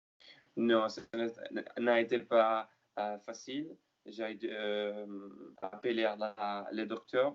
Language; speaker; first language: French; non-native, learner; Italian